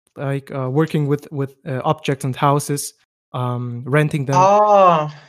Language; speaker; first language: English; non-native, fluent; German